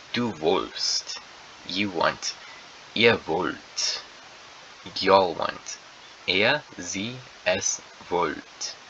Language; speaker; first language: German; non-native, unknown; English